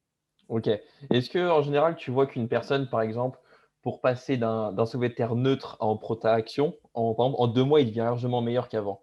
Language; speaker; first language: French; native; French